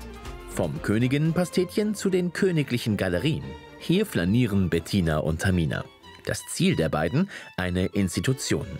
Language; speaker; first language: German; native; German